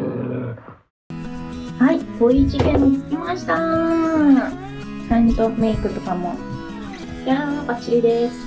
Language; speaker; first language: Japanese; non-native, fluent; Italian